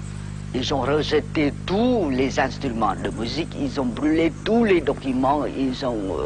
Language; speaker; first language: French; non-native, local second language; Khmer